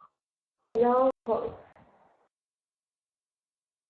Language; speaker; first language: English; non-native, learner; Vietnamese